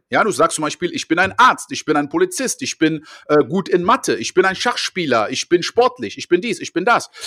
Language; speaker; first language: German; early bilingual, other home language; French